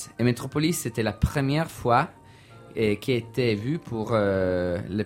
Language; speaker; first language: French; non-native, learner; Italian